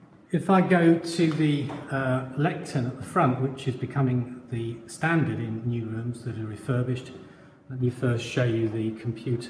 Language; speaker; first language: English; native; English